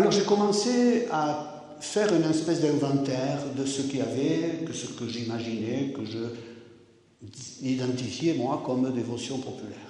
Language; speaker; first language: French; native; French